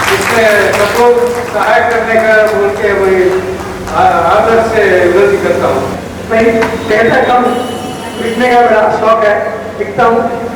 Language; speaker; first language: Hindi; non-native, local second language; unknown